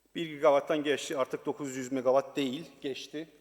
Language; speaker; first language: Turkish; non-native, learner; Persian